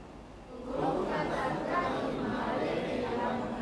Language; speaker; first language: Italian; non-native, learner; Chinese